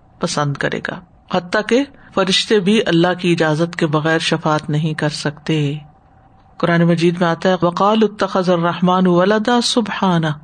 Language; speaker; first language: Urdu; native; Urdu